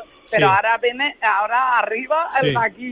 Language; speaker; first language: Catalan; non-native, local second language; Spanish